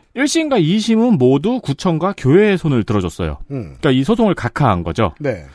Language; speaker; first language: Korean; native; Korean